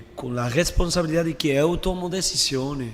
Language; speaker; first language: Portuguese; non-native, fluent; Spanish